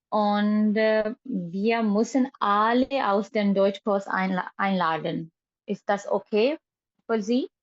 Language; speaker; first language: German; non-native, learner; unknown